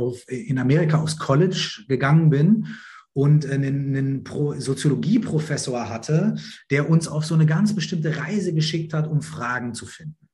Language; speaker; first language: German; native; German